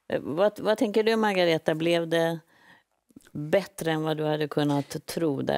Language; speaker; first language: Swedish; native; Swedish